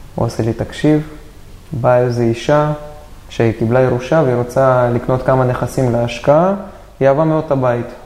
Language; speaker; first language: Hebrew; native; Hebrew